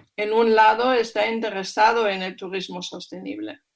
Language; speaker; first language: Spanish; non-native, fluent; German